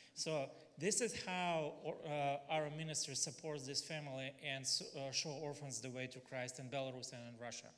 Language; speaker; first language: English; non-native, fluent; Russian